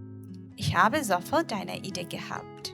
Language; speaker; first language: German; non-native, learner; Bangla